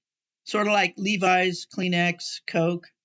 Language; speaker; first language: English; native; English